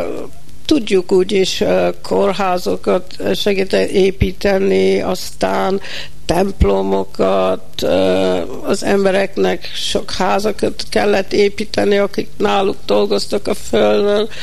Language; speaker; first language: Hungarian; early bilingual, heritage; Hungarian